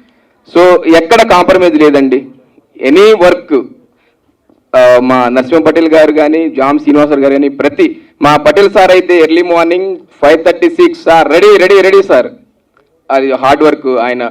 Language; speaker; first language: Telugu; native; Telugu